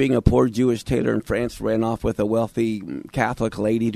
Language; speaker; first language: English; native; English